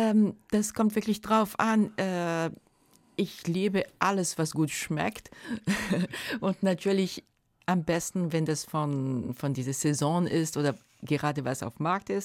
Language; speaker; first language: German; non-native, fluent; Japanese